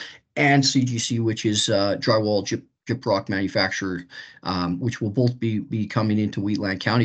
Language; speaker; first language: English; native; English